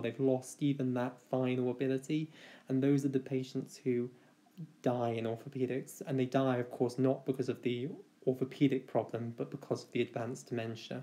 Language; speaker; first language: English; native; English